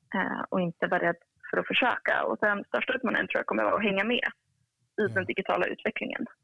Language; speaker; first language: Swedish; native; Swedish